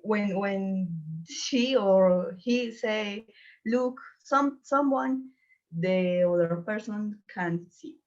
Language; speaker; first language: English; non-native, learner; Spanish